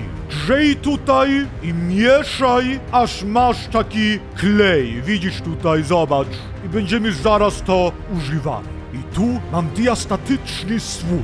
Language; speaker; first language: Polish; non-native, learner; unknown